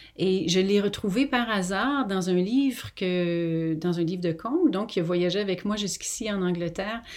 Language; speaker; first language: French; native; French